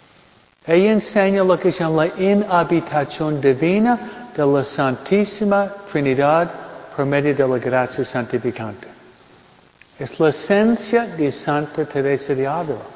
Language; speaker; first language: Spanish; non-native, fluent; English